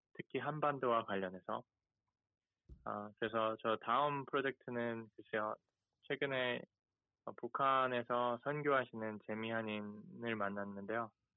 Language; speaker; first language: Korean; early bilingual, heritage; Korean